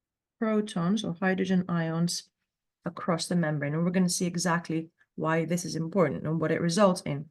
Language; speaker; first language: English; native; English